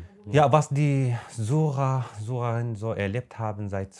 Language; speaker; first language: German; non-native, fluent; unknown